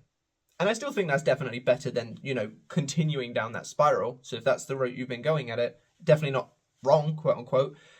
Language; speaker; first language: English; native; English